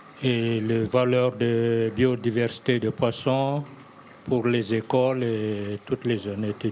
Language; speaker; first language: French; non-native, local second language; Malagasy